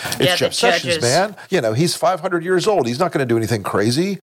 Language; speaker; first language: English; native; English